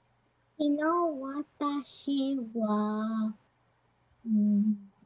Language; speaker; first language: Japanese; non-native, learner; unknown